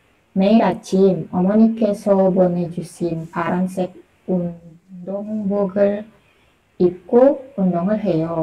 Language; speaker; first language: Korean; non-native, learner; Indonesian